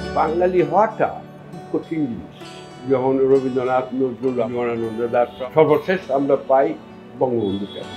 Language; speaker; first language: Bangla; native; Bangla